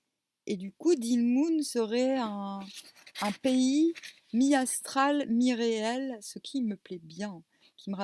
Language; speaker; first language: French; native; French